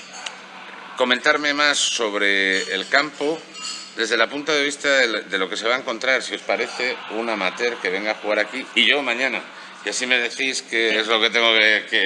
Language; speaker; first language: Spanish; native; Spanish